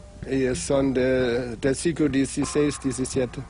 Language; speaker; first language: Spanish; non-native, fluent; German